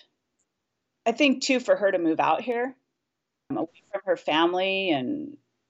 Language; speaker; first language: English; native; English